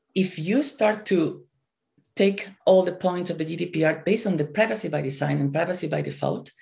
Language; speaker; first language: English; non-native, fluent; Spanish